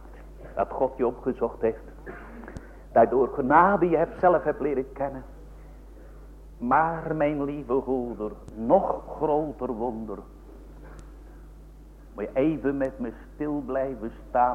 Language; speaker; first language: Dutch; native; Dutch